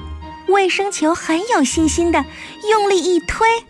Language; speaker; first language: Chinese; native; Chinese